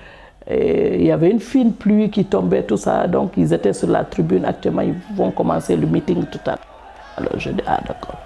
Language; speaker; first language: French; non-native, local second language; Fula